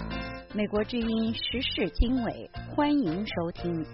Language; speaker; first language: Chinese; native; Chinese